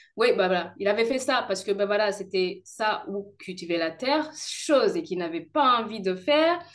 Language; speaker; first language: French; non-native, local second language; Kinyarwanda